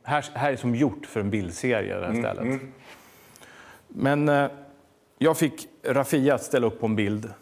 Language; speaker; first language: Swedish; native; Swedish